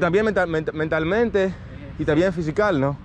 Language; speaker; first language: Spanish; non-native, learner; Greek